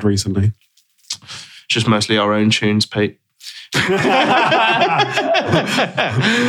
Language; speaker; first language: English; native; English